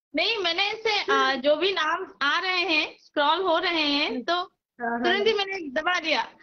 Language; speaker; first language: Hindi; non-native, local second language; Odia